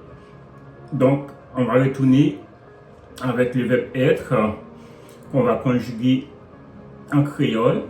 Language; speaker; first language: French; non-native, local second language; Haitian Creole